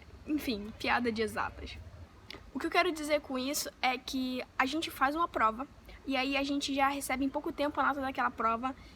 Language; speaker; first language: Portuguese; native; Portuguese